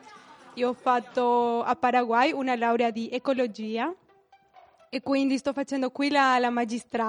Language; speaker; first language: Italian; non-native, fluent; Spanish